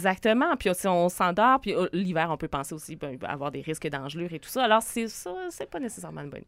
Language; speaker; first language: French; native; French